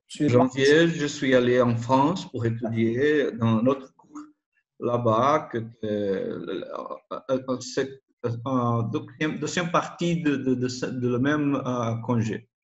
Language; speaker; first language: French; non-native, learner; Portuguese